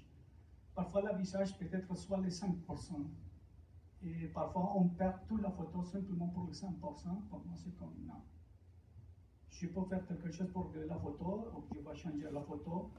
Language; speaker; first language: French; non-native, fluent; Spanish